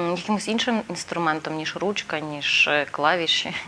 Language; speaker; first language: Ukrainian; native; Ukrainian